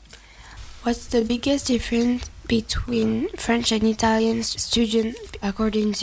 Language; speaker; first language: English; non-native, learner; French